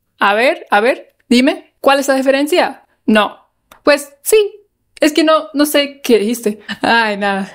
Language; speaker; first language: Spanish; non-native, fluent; English